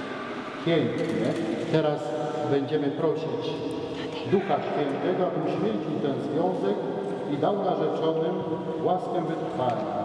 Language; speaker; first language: Polish; native; Polish